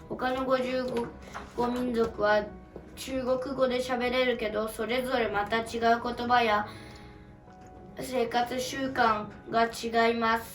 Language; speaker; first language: Japanese; early bilingual, other home language; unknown